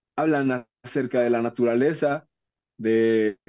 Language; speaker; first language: Spanish; native; Spanish